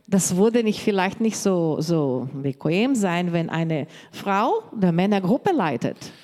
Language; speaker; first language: German; non-native, learner; Portuguese